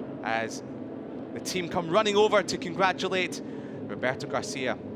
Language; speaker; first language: English; native; English